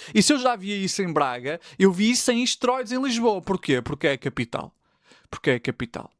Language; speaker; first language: Portuguese; native; Portuguese